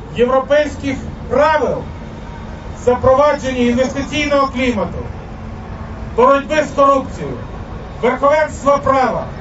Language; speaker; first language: Ukrainian; native; Ukrainian